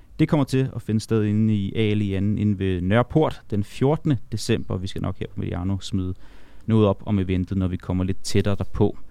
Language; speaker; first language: Danish; native; Danish